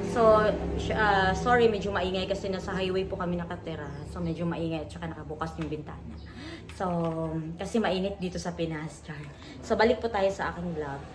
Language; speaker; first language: Filipino; non-native, local second language; Cebuano